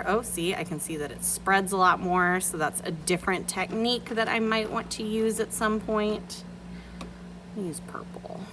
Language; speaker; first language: English; native; English